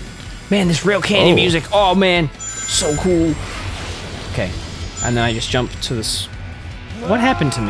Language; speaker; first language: English; native; English